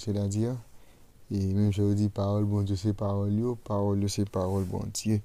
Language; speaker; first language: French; non-native, local second language; Haitian Creole